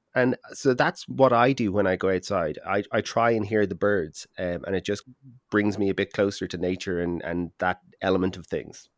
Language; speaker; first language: English; native; English